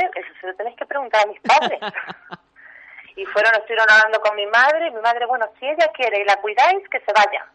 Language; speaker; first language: Spanish; native; Spanish